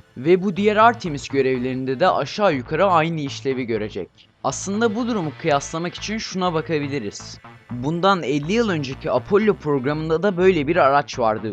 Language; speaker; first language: Turkish; native; Turkish